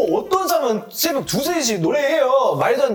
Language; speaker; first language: Korean; non-native, fluent; Cantonese